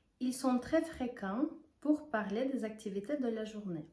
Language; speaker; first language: French; non-native, fluent; Ukrainian